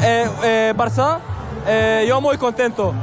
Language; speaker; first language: Spanish; non-native, learner; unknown